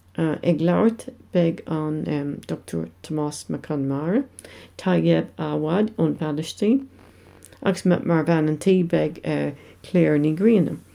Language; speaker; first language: Irish; non-native, local second language; English